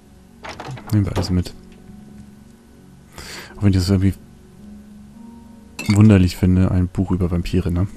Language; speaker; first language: German; native; German